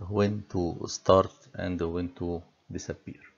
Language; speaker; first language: English; non-native, fluent; Arabic